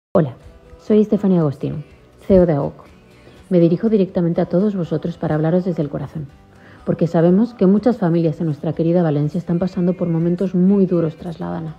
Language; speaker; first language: Spanish; native; Spanish